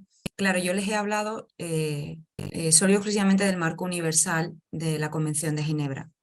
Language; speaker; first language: Spanish; native; Spanish